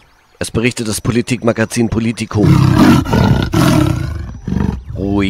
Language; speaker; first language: German; native; German